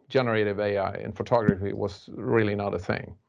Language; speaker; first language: English; non-native, fluent; Swedish